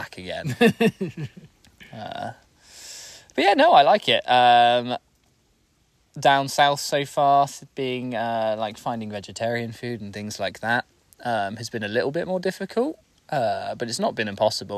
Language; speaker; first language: English; native; English